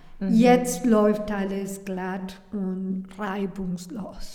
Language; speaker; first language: German; non-native, learner; Spanish